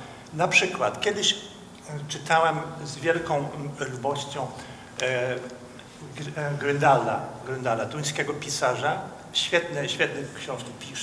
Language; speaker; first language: Polish; non-native, fluent; Dutch